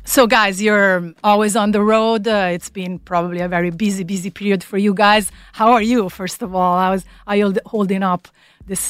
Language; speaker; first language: English; non-native, fluent; Italian